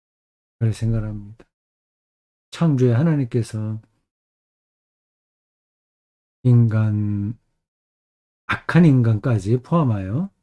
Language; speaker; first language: Korean; native; Korean